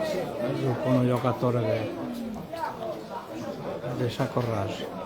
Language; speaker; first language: Italian; native; Italian